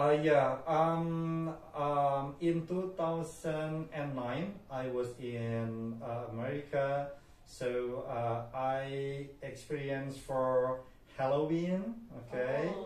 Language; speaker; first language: English; non-native, fluent; Indonesian